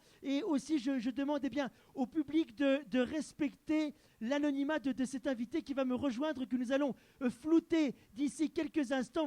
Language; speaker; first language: French; native; French